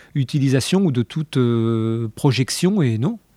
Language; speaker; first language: French; native; French